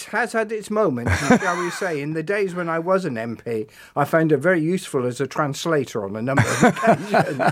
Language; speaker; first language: English; native; English